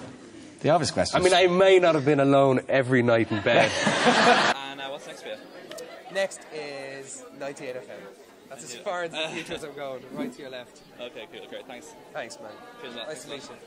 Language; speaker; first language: English; native; English